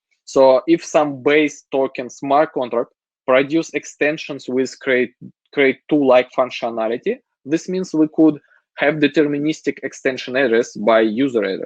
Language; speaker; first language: English; non-native, fluent; Russian